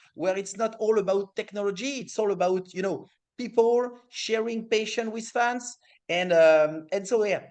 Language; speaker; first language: English; non-native, fluent; French